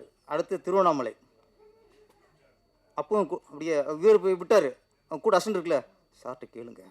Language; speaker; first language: Tamil; native; Tamil